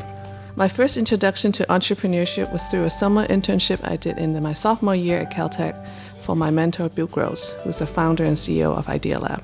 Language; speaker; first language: English; non-native, local second language; Cantonese